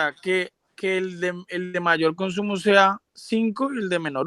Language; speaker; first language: Spanish; native; Spanish